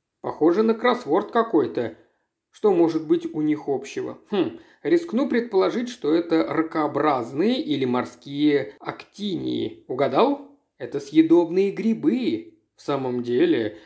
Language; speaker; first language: Russian; native; Russian